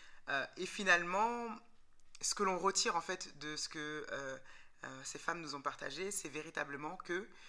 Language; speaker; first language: French; native; French